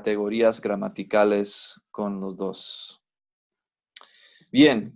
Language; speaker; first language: Spanish; non-native, fluent; English